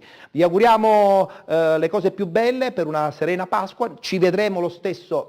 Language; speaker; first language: Italian; native; Italian